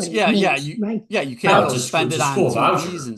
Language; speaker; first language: English; native; English